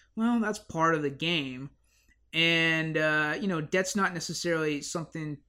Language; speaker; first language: English; native; English